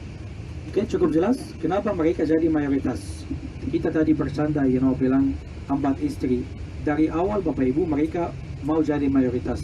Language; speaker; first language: Indonesian; non-native, fluent; Arabic